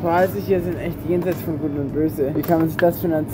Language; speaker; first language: German; native; German